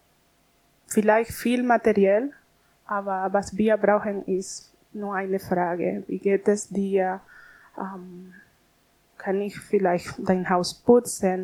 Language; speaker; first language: German; non-native, learner; Spanish